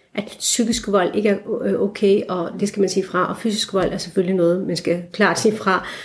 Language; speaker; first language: Danish; early bilingual, other home language; Turkish